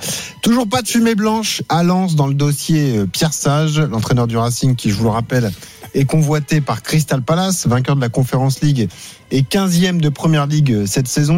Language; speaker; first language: French; native; French